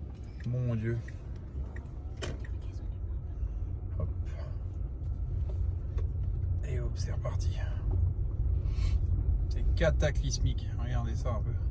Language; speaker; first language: French; native; French